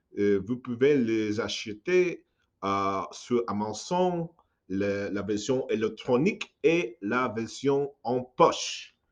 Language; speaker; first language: French; non-native, fluent; English